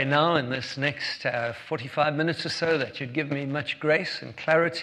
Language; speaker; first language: English; native; English